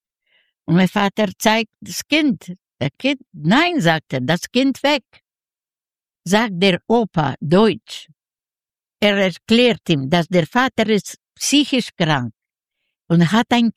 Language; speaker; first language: German; non-native, learner; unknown